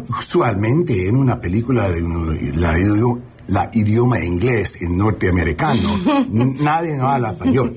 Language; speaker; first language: Spanish; non-native, learner; English